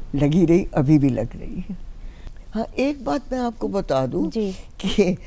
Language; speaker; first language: Hindi; native; Hindi